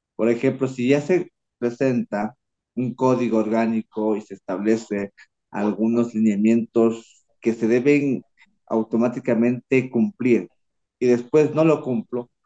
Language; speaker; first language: Spanish; native; Spanish